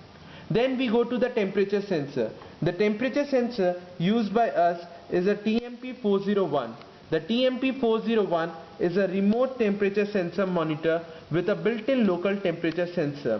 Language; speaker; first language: English; non-native, local second language; Bangla